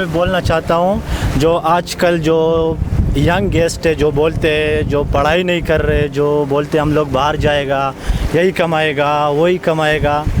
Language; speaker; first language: Hindi; non-native, local second language; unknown